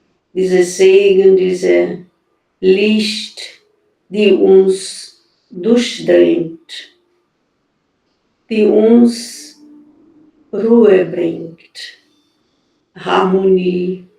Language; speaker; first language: German; non-native, fluent; Portuguese